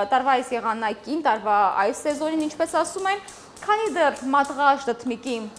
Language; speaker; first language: Armenian; native; Armenian